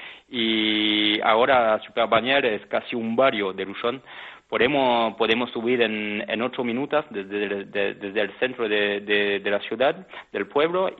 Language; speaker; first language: Spanish; non-native, fluent; French